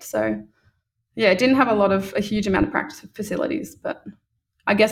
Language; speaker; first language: English; native; English